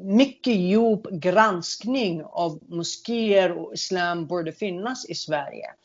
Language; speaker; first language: Swedish; non-native, fluent; Arabic